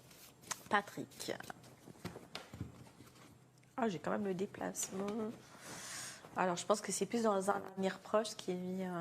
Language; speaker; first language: French; native; French